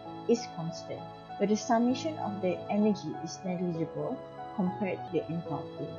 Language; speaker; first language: English; non-native, local second language; Malay